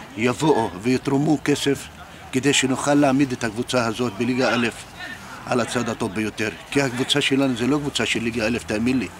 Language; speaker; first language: Hebrew; non-native, local second language; Arabic